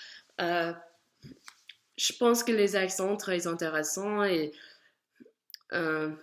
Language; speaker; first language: French; non-native, learner; English